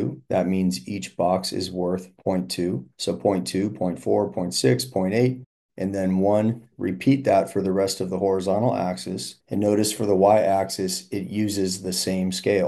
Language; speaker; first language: English; native; English